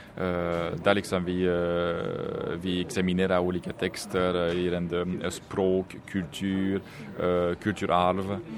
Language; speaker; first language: Swedish; non-native, fluent; French